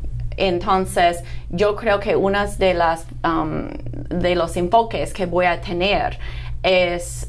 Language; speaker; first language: Spanish; non-native, fluent; English